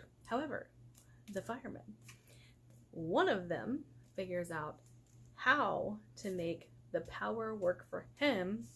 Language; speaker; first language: English; native; English